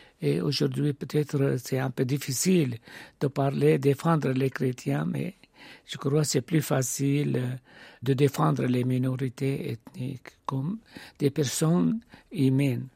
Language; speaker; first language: French; non-native, fluent; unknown